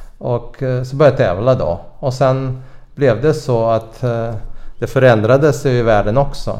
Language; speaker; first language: Swedish; non-native, fluent; Russian